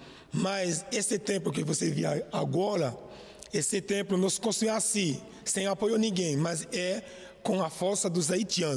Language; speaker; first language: Portuguese; non-native, learner; Haitian Creole